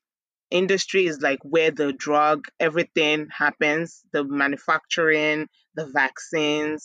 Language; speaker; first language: English; non-native, local second language; Igbo